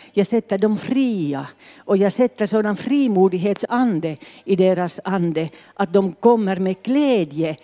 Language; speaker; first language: Swedish; non-native, fluent; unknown